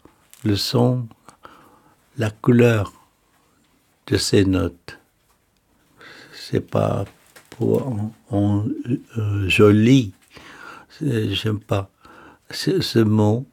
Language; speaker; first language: French; non-native, fluent; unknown